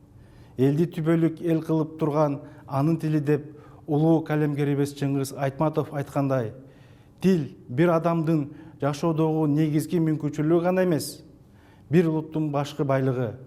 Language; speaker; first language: Kyrgyz; native; Kyrgyz